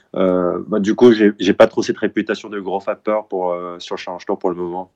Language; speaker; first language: French; early bilingual, other home language; Korean